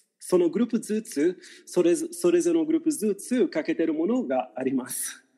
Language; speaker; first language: Japanese; non-native, fluent; Portuguese